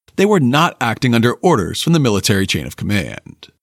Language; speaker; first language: English; native; English